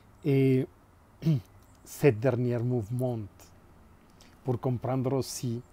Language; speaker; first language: French; non-native, fluent; Spanish